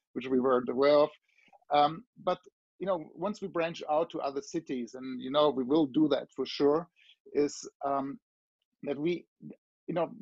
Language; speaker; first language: English; non-native, fluent; German